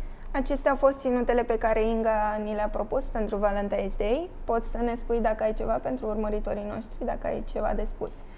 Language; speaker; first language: Romanian; native; Romanian